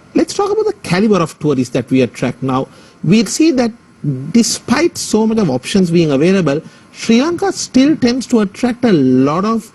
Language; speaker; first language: English; non-native, local second language; Sinhala